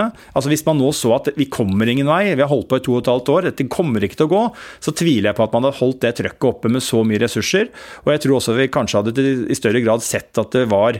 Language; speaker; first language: Norwegian; native; Norwegian